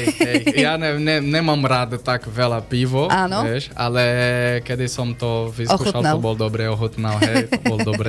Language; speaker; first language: Slovak; non-native, learner; Portuguese